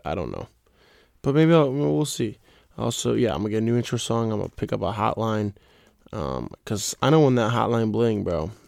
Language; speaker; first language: English; native; English